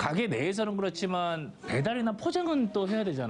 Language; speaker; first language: Korean; native; Korean